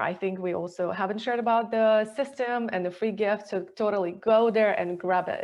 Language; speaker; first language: English; non-native, fluent; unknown